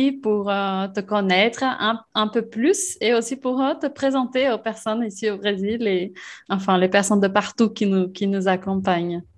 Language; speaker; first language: French; non-native, fluent; Portuguese